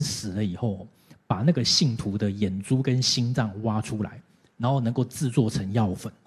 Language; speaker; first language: Chinese; native; Chinese